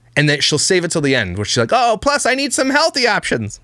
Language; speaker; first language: English; native; English